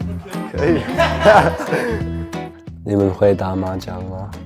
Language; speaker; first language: Chinese; non-native, learner; English